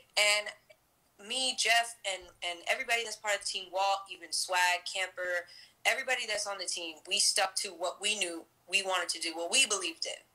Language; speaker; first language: English; native; English